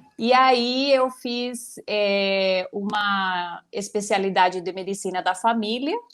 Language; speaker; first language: Portuguese; non-native, fluent; Spanish